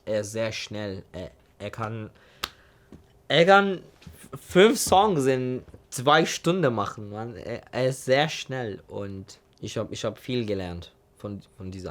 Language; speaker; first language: German; non-native, learner; Turkish